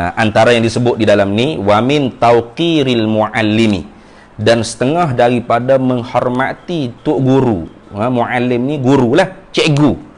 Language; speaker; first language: Malay; native; Malay